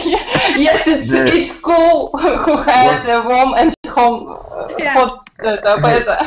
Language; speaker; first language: English; non-native, learner; Russian